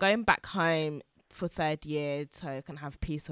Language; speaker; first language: English; native; English